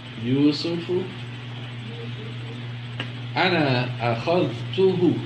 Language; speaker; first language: Arabic; non-native, fluent; English